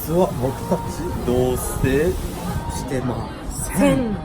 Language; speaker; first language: Japanese; native; Japanese